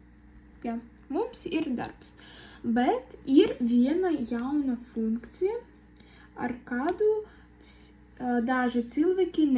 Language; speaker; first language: Latvian; non-native, learner; Russian